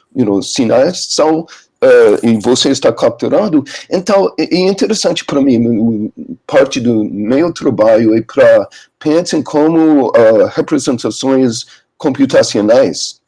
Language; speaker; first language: Portuguese; non-native, learner; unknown